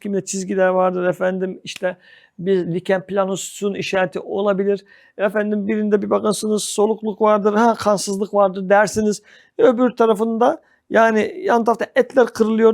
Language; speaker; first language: Turkish; native; Turkish